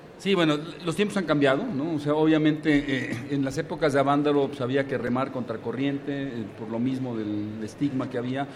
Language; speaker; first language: Spanish; native; Spanish